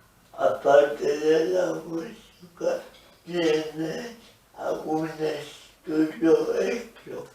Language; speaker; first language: Spanish; non-native, local second language; Basque